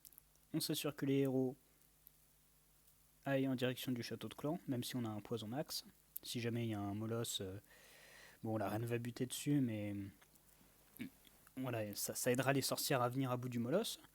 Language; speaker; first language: French; native; French